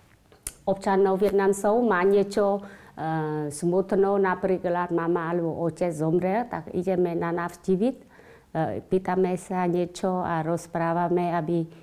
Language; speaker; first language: Slovak; non-native, learner; Vietnamese